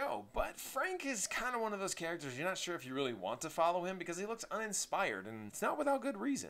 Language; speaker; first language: English; native; English